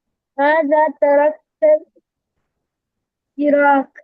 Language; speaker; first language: Arabic; non-native, learner; Urdu